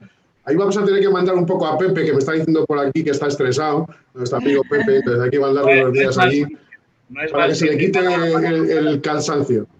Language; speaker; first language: Spanish; native; Spanish